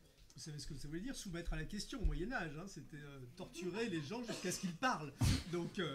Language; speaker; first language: French; native; French